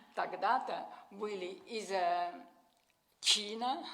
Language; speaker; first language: Russian; non-native, learner; Italian